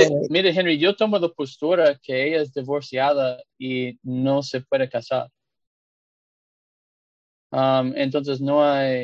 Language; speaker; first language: Spanish; non-native, fluent; English